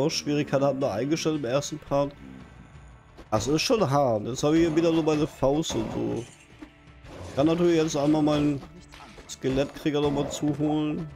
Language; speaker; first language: German; native; German